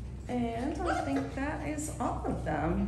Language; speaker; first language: English; native; English